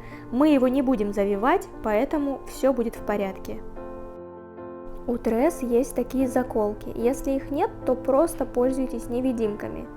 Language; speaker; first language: Russian; native; Russian